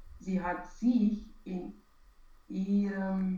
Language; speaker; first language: German; non-native, learner; Romanian